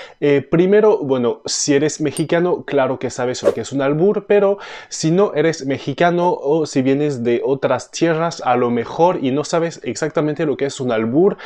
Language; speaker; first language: Spanish; non-native, fluent; French